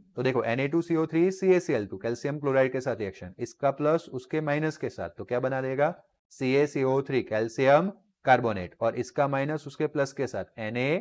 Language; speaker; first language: Hindi; non-native, local second language; Gujarati